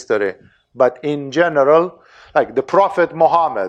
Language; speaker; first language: English; non-native, fluent; Romanian